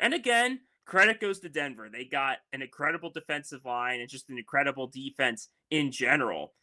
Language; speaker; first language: English; native; English